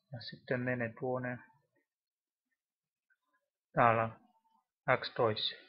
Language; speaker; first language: Finnish; non-native, learner; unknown